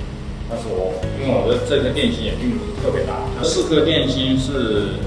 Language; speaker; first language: Chinese; native; Chinese